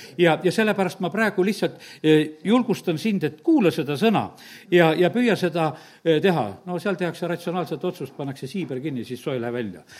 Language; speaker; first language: Estonian; native; Estonian